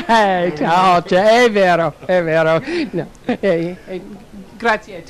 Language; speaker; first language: Italian; non-native, fluent; English